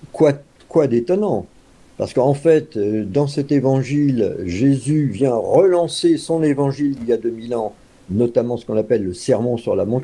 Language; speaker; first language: French; native; French